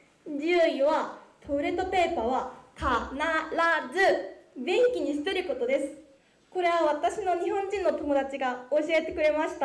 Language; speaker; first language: Japanese; non-native, fluent; Korean